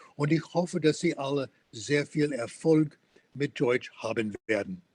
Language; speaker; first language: German; non-native, fluent; English